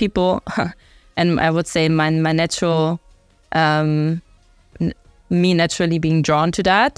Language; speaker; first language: English; non-native, fluent; German